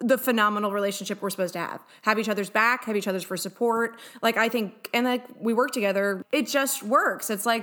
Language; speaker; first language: English; native; English